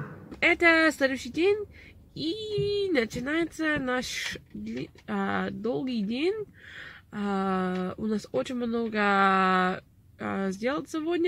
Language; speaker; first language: Russian; non-native, fluent; English